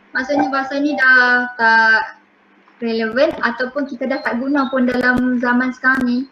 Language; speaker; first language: Malay; native; Malay